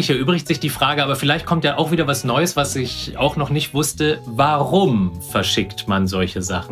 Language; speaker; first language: German; native; German